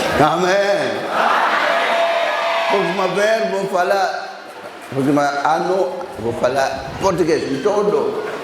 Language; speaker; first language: Portuguese; non-native, learner; Lingala